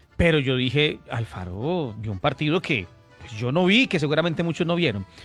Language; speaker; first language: Spanish; native; Spanish